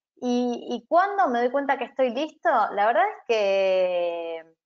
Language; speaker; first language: Spanish; native; Spanish